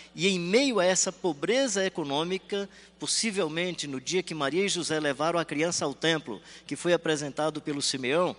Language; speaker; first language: Portuguese; native; Portuguese